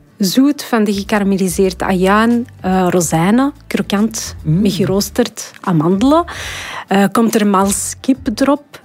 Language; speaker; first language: Dutch; non-native, fluent; Arabic